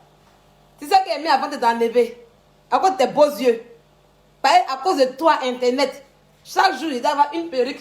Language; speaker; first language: French; native; French